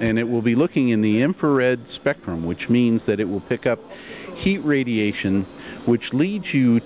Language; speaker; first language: English; native; English